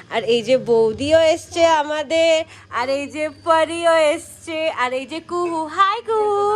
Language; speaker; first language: Bangla; early bilingual, heritage; Bangla